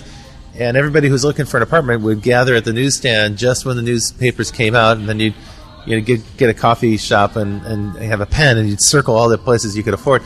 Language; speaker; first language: English; native; English